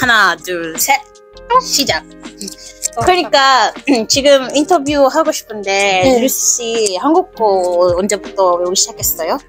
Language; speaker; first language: Korean; non-native, fluent; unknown